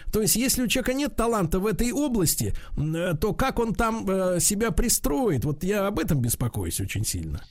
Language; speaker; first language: Russian; native; Russian